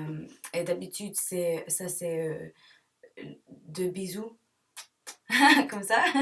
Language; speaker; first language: French; non-native, learner; English